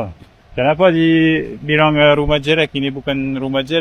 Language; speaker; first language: Indonesian; non-native, learner; French